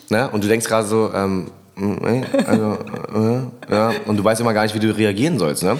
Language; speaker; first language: German; early bilingual, other home language; Vietnamese